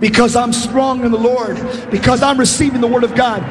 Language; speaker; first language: English; early bilingual, other home language; Spanish